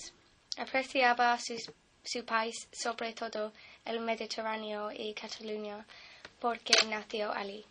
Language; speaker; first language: Spanish; non-native, fluent; English